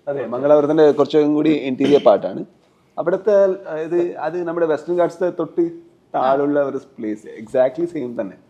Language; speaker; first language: Malayalam; non-native, learner; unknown